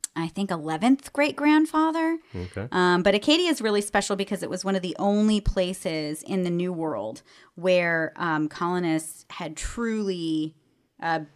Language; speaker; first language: English; native; English